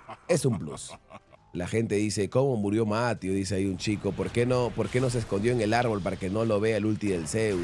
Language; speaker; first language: Spanish; native; Spanish